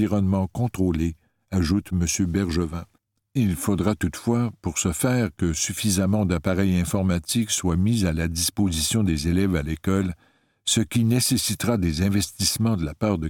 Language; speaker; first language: French; native; French